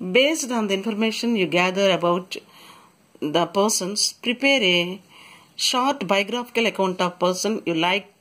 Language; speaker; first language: English; non-native, local second language; Telugu